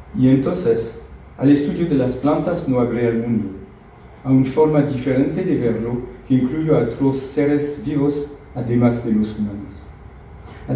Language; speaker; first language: Spanish; non-native, fluent; French